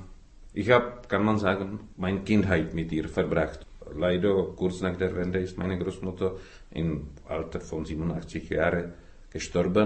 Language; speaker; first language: German; non-native, fluent; Czech